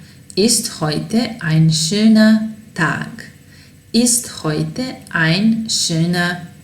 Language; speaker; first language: German; non-native, fluent; Serbian